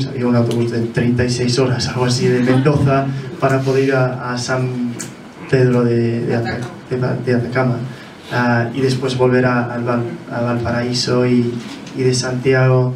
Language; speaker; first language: Spanish; non-native, fluent; English